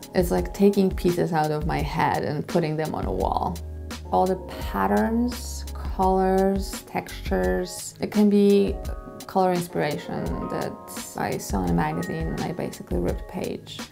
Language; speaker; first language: English; non-native, fluent; Polish